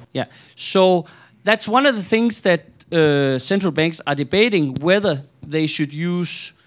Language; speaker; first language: English; non-native, fluent; Danish